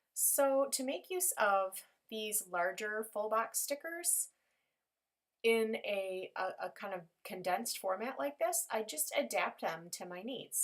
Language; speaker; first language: English; native; English